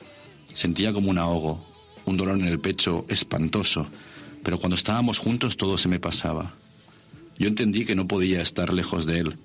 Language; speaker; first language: Spanish; native; Spanish